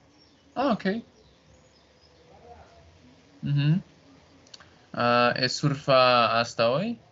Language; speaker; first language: Spanish; non-native, learner; Portuguese